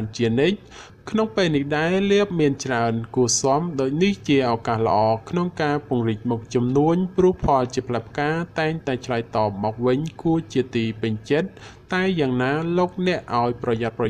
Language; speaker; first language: Khmer; native; Khmer